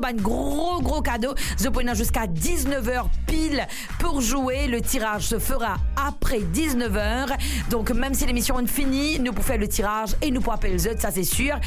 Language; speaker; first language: French; non-native, local second language; Morisyen